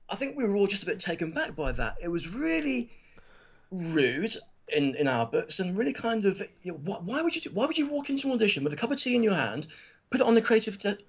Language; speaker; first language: English; native; English